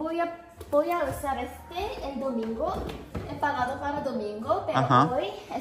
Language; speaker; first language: Spanish; non-native, learner; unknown